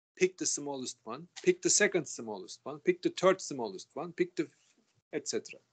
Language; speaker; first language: English; non-native, fluent; Turkish